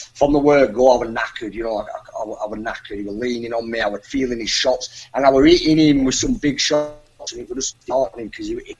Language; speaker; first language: English; native; English